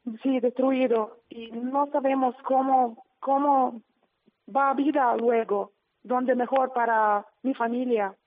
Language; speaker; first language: Spanish; non-native, learner; Ukrainian